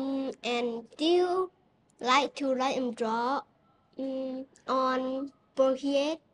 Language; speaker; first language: English; non-native, learner; Thai